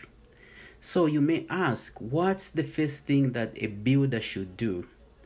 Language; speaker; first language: English; non-native, local second language; Bemba